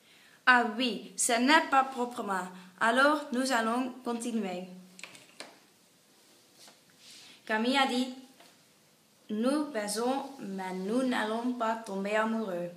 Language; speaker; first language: French; non-native, learner; Dutch